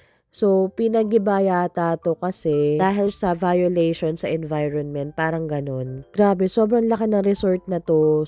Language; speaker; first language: Filipino; native; Filipino